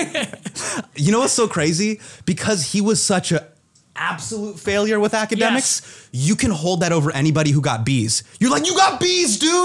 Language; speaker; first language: English; native; English